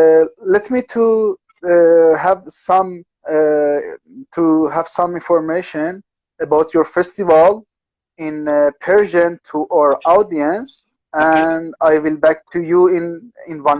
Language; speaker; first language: English; non-native, learner; Persian